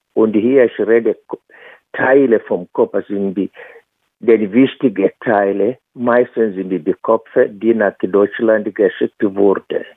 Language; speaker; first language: German; non-native, fluent; Swahili